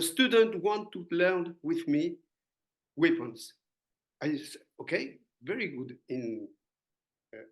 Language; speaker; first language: English; non-native, learner; French